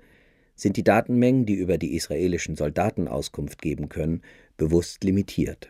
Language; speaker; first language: German; native; German